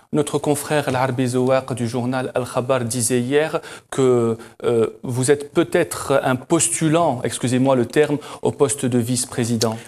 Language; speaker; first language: French; non-native, local second language; Arabic